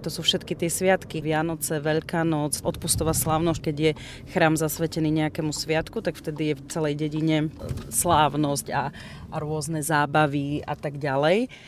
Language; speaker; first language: Slovak; native; Slovak